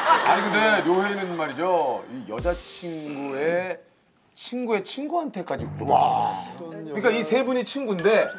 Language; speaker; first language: Korean; native; Korean